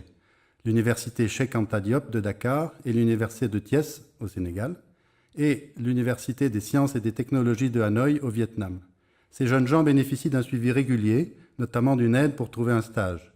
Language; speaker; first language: French; native; French